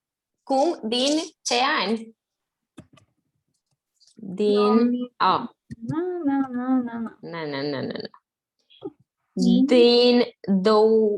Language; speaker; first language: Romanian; non-native, learner; Spanish